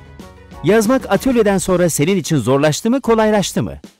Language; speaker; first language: Turkish; native; Turkish